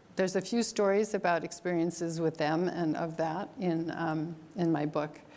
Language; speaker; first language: English; native; English